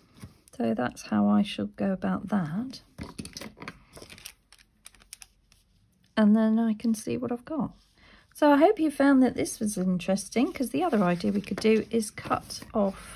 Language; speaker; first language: English; native; English